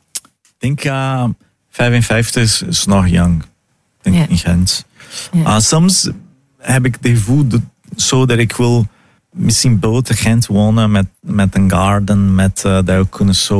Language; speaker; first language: Dutch; non-native, fluent; Portuguese